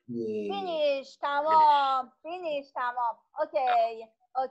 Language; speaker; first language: English; non-native, learner; Persian